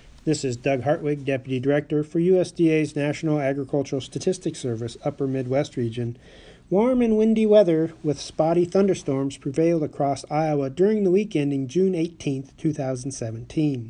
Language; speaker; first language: English; native; English